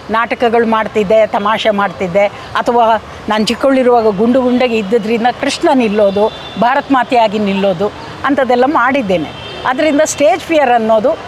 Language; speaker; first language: Kannada; native; Kannada